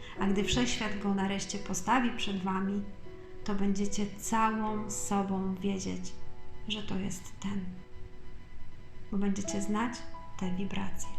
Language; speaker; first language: Polish; native; Polish